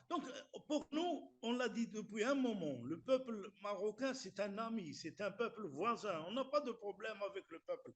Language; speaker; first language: French; non-native, local second language; Arabic